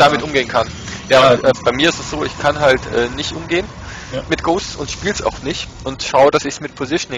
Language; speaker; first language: German; native; German